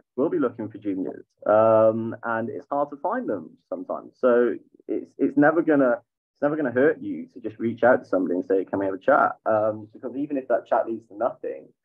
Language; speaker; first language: English; native; English